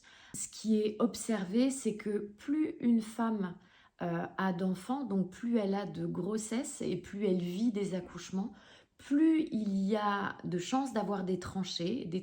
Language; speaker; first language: French; native; French